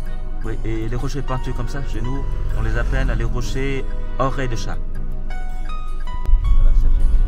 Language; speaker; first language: French; non-native, fluent; Vietnamese